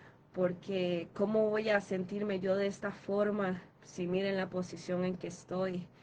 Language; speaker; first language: Spanish; native; Spanish